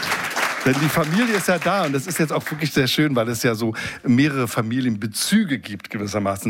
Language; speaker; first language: German; native; German